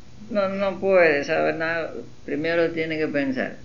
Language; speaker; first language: Portuguese; non-native, learner; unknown